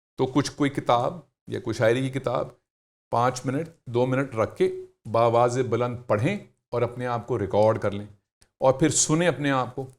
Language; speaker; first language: Urdu; native; Urdu